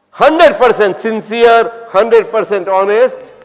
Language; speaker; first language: Hindi; non-native, local second language; Gujarati